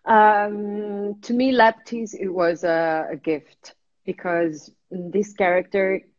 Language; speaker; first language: English; non-native, fluent; Italian